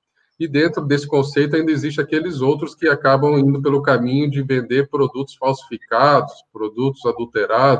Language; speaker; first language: Portuguese; native; Portuguese